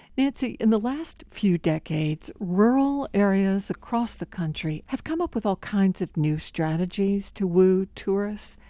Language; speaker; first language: English; native; English